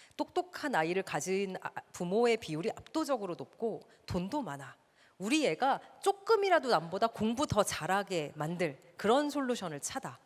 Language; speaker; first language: Korean; native; Korean